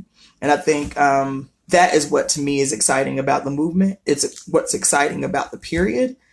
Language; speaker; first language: English; native; English